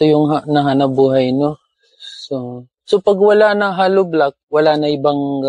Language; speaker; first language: Filipino; non-native, learner; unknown